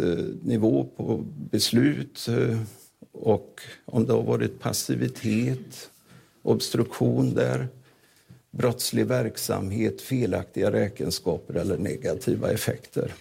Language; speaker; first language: Swedish; native; Swedish